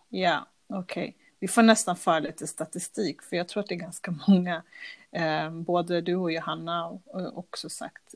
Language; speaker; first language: Swedish; native; Swedish